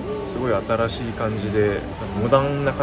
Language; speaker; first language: Japanese; native; Japanese